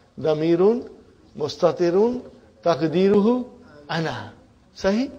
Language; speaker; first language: Arabic; non-native, fluent; Urdu